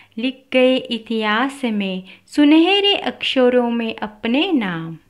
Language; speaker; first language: Hindi; non-native, local second language; Marathi